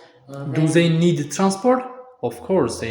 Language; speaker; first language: English; non-native, fluent; Tajik